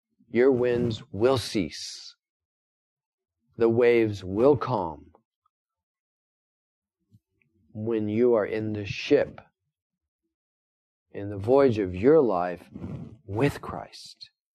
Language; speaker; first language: English; native; English